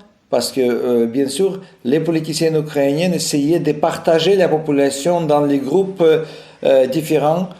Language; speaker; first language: French; non-native, fluent; Russian